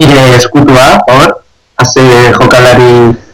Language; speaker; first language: Basque; non-native, local second language; Spanish